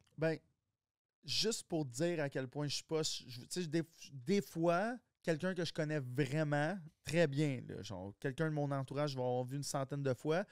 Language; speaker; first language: French; native; French